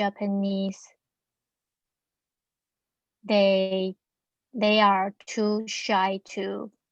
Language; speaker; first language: English; non-native, learner; Chinese